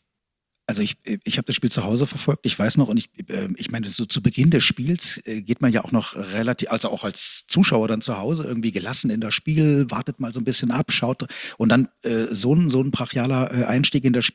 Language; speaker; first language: German; native; German